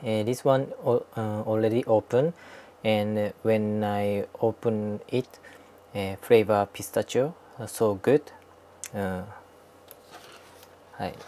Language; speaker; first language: English; non-native, learner; Japanese